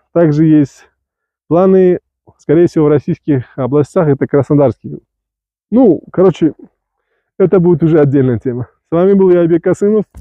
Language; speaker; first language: Russian; non-native, local second language; Uzbek